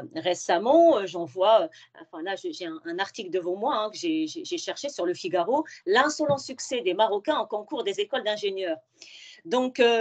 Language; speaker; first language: French; non-native, local second language; Arabic